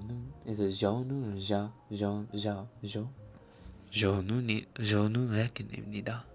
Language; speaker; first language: Korean; non-native, learner; English